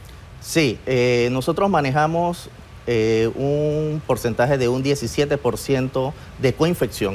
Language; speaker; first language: Spanish; native; Spanish